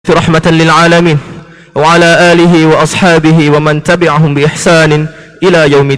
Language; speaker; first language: Arabic; non-native, fluent; Indonesian